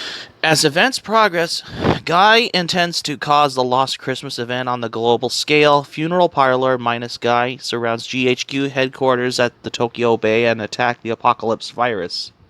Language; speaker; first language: English; native; English